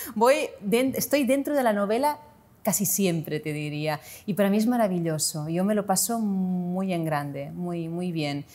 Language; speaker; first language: Spanish; non-native, local second language; Catalan